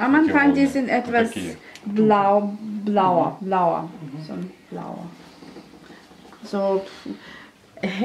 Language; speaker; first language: German; non-native, learner; Russian